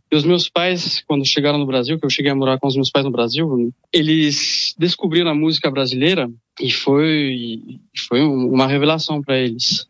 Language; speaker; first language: Portuguese; early bilingual, other home language; French